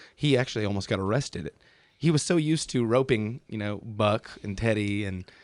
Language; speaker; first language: English; early bilingual, other home language; German